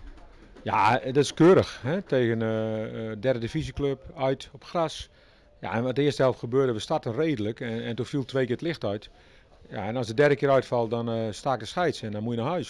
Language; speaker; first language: Dutch; native; Dutch